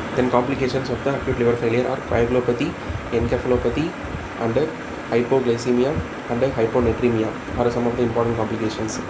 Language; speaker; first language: English; non-native, local second language; Tamil